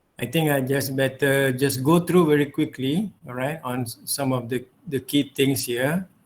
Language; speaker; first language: English; non-native, local second language; Malay